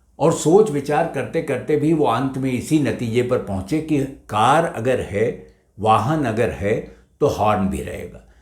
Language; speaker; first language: Hindi; native; Hindi